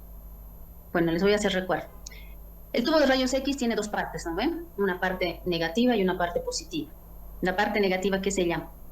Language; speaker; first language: Spanish; native; Spanish